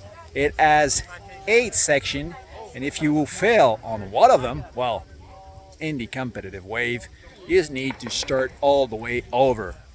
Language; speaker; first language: English; non-native, local second language; French